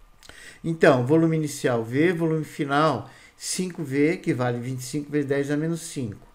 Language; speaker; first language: Portuguese; native; Portuguese